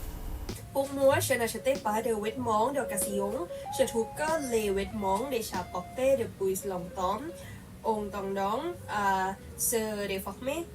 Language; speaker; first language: French; non-native, learner; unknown